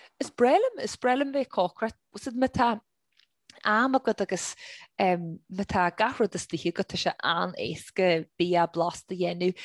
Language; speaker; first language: Irish; native; Irish